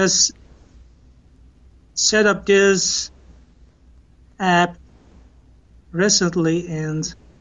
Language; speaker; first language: English; non-native, learner; Kurdish